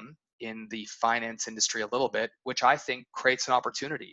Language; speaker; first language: English; native; English